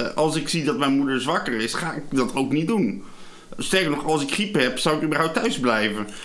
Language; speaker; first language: Dutch; native; Dutch